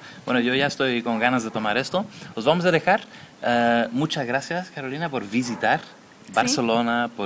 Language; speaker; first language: Spanish; non-native, fluent; Dutch